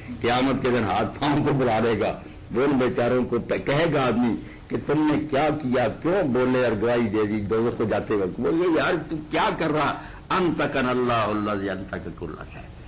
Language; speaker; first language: Urdu; non-native, local second language; Punjabi